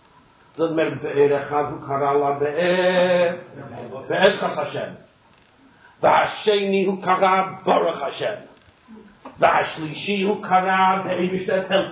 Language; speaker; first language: Hebrew; non-native, fluent; English